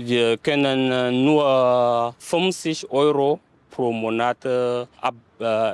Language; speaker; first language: German; non-native, learner; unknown